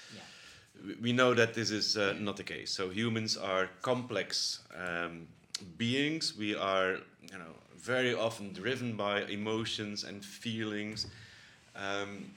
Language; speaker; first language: English; non-native, fluent; Dutch